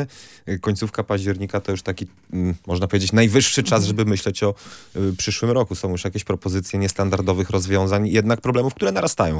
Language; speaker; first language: Polish; native; Polish